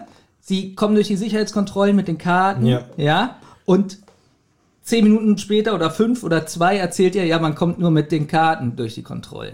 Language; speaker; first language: German; native; German